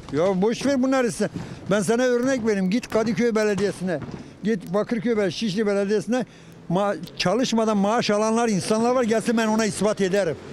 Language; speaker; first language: Turkish; non-native, local second language; Kurdish